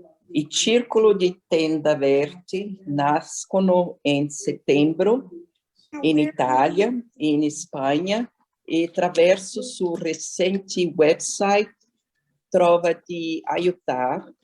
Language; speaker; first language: Italian; non-native, learner; Portuguese